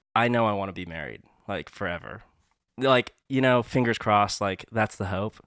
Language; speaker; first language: English; native; English